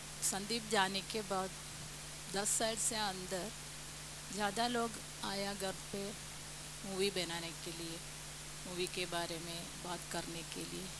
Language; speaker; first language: Hindi; non-native, local second language; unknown